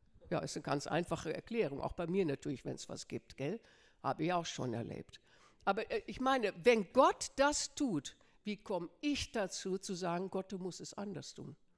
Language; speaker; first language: German; non-native, fluent; Dutch